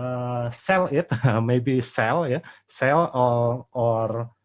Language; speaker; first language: English; non-native, fluent; Indonesian